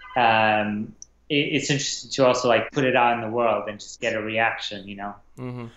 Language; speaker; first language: English; non-native, fluent; Russian